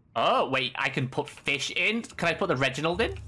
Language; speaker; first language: English; native; English